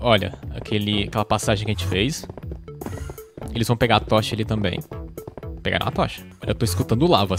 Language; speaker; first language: Portuguese; native; Portuguese